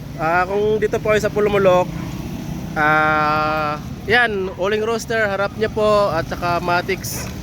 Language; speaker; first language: Filipino; non-native, local second language; Cebuano